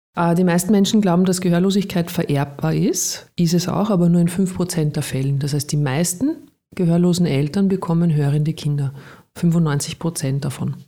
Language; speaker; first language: German; native; German